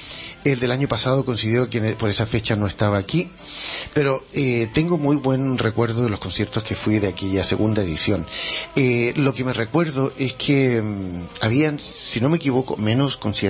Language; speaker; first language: Spanish; native; Spanish